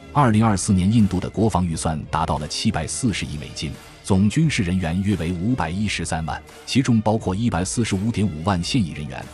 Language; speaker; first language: Chinese; native; Chinese